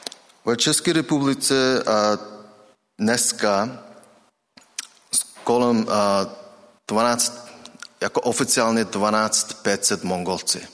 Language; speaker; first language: Czech; non-native, learner; Mongolian